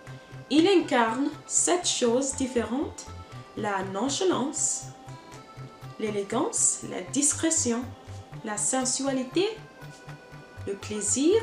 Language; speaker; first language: French; non-native, learner; English